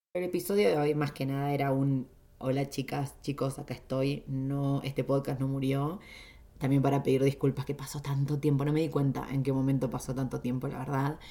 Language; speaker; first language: Spanish; native; Spanish